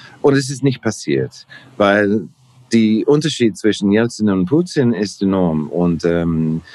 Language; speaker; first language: German; non-native, learner; English